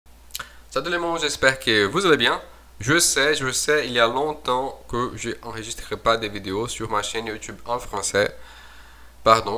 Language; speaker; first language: French; non-native, fluent; Portuguese